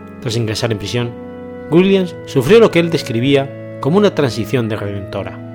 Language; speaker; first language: Spanish; native; Spanish